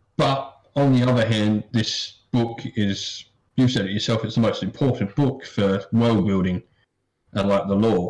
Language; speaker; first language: English; native; English